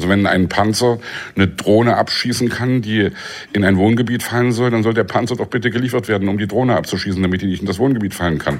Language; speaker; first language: German; native; German